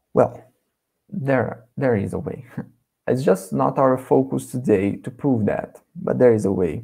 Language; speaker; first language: English; non-native, learner; Portuguese